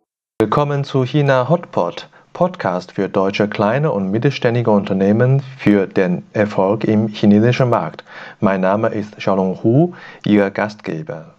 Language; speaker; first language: German; non-native, fluent; Chinese